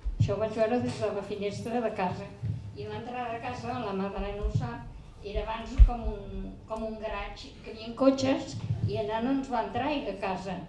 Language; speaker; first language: Catalan; native; Catalan